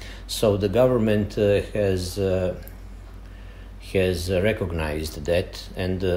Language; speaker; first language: English; non-native, fluent; Serbian